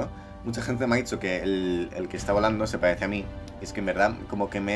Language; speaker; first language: Spanish; native; Spanish